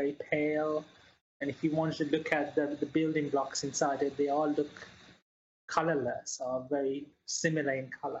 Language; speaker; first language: English; native; English